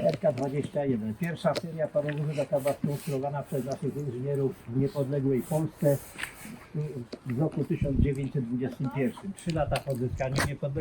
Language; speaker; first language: Polish; native; Polish